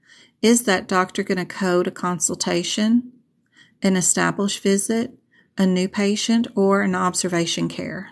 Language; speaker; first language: English; native; English